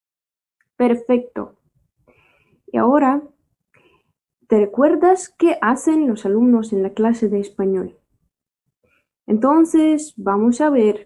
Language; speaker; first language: Spanish; non-native, fluent; Russian